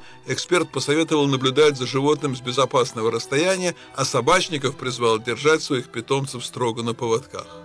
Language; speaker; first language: Russian; native; Russian